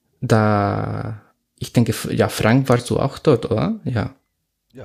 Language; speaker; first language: German; non-native, fluent; Spanish